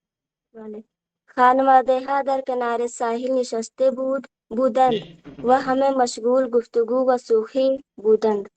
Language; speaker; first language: Persian; non-native, learner; Urdu